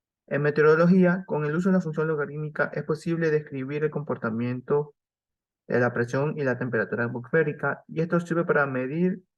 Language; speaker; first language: Spanish; native; Spanish